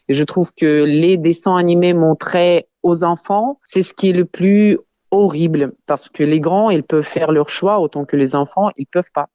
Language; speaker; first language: French; non-native, fluent; Ukrainian